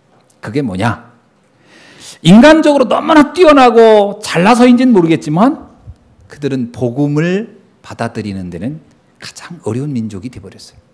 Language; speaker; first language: Korean; native; Korean